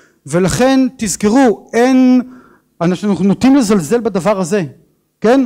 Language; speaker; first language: Hebrew; native; Hebrew